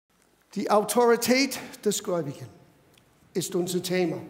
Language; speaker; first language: German; non-native, fluent; English